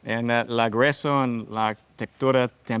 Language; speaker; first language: Spanish; non-native, learner; English